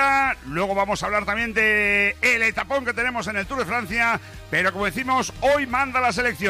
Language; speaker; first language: Spanish; native; Spanish